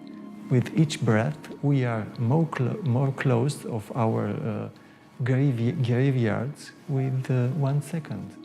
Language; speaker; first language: English; non-native, fluent; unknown